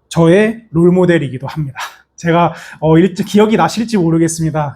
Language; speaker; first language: Korean; native; Korean